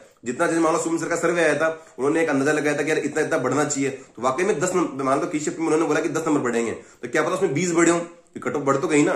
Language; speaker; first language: Hindi; native; Hindi